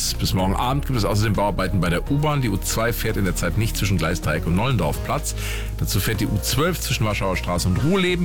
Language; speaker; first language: German; native; German